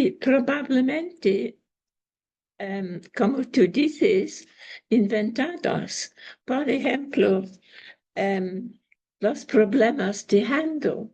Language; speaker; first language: Spanish; non-native, learner; English